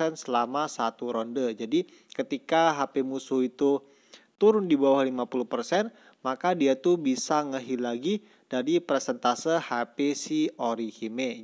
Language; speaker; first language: Indonesian; native; Indonesian